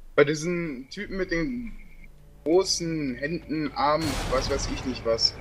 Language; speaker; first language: German; native; German